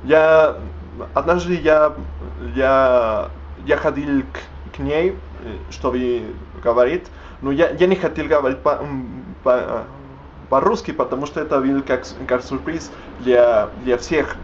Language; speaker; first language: Russian; non-native, learner; Spanish